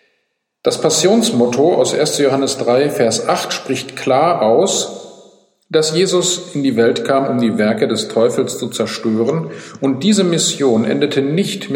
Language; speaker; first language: German; native; German